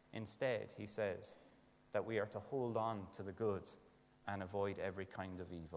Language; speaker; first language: English; native; English